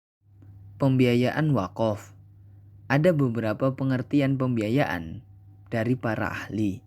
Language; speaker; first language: Indonesian; native; Indonesian